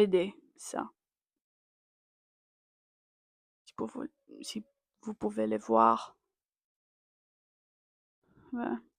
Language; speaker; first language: French; non-native, learner; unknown